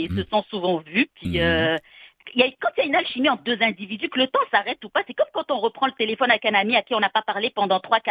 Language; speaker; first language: French; native; French